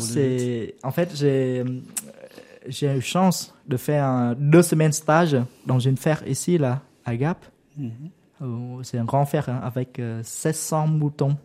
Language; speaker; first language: French; non-native, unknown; Vietnamese